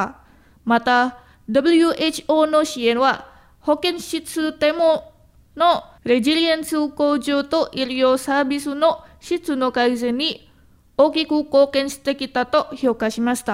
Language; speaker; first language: Japanese; non-native, fluent; Indonesian